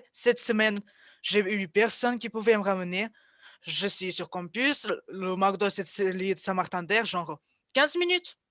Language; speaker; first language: French; non-native, fluent; Russian